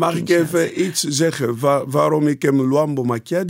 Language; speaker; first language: Dutch; non-native, fluent; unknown